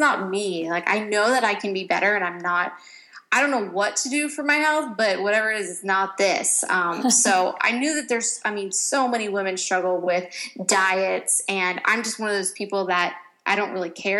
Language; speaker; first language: English; native; English